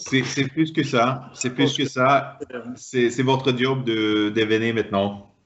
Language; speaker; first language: French; non-native, fluent; Swedish